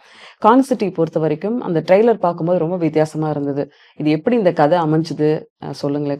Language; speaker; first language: Tamil; native; Tamil